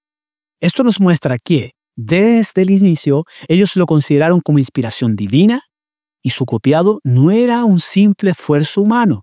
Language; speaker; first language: Spanish; native; Spanish